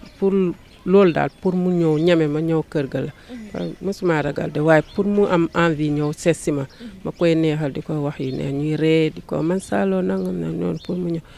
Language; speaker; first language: Wolof; non-native, local second language; Jola-Fonyi